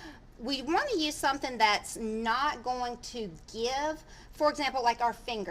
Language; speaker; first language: English; native; English